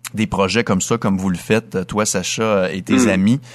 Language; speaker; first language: French; native; French